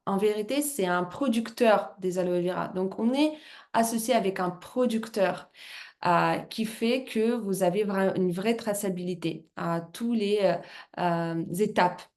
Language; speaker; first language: French; non-native, fluent; Russian